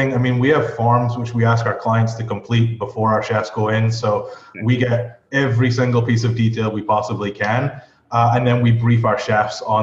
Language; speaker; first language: English; native; English